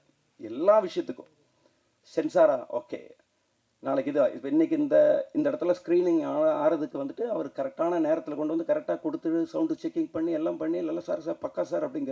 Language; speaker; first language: Tamil; native; Tamil